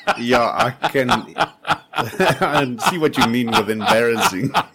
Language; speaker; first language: English; non-native, local second language; Afrikaans